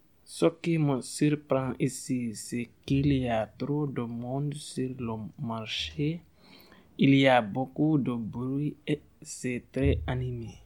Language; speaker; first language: French; non-native, learner; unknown